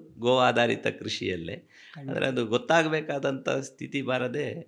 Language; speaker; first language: Kannada; non-native, local second language; Tulu